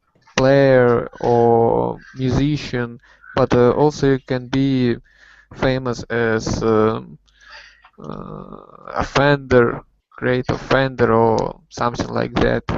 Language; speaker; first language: English; non-native, learner; Russian